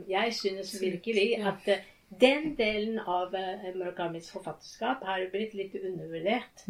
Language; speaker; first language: Norwegian; non-native, fluent; Japanese